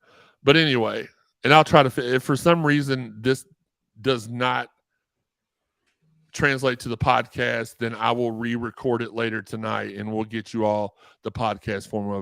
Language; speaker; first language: English; native; English